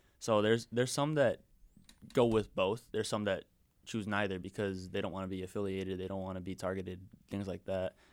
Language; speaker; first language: English; early bilingual, other home language; Spanish